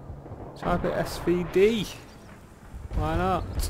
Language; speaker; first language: English; native; English